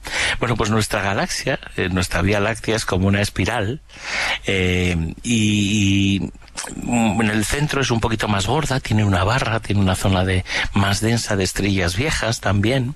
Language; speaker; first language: Spanish; native; Spanish